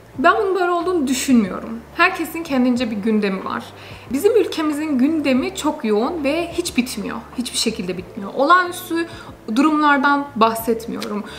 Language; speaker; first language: Turkish; early bilingual, heritage; Turkish